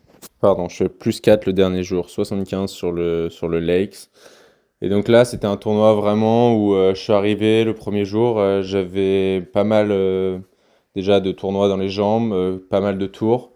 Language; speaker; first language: French; native; French